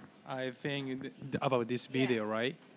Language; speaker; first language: English; non-native, learner; Japanese